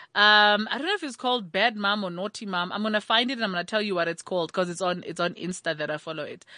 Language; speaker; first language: English; non-native, local second language; Tswana